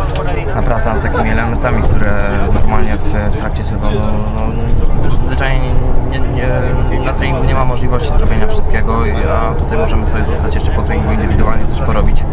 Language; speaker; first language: Polish; native; Polish